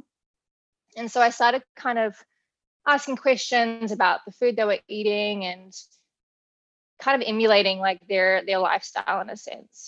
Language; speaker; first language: English; native; English